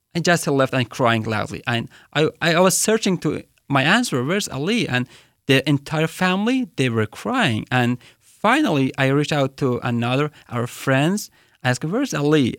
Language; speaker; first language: English; non-native, fluent; Persian